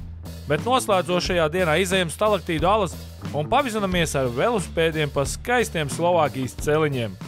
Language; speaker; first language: Latvian; native; Latvian